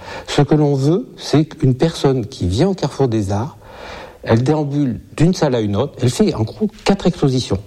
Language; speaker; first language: French; native; French